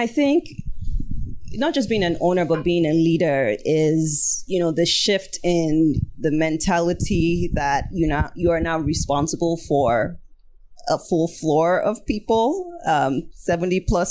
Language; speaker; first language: English; non-native, local second language; Yoruba